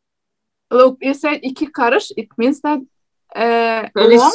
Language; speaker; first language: English; non-native, learner; Turkmen